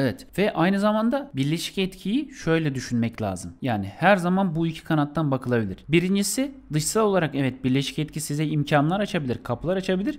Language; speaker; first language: Turkish; native; Turkish